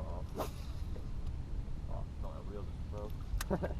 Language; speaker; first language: English; native; English